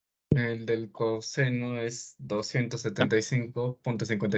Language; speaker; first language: Spanish; native; Spanish